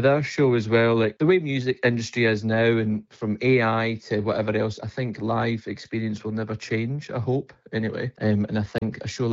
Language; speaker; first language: English; native; English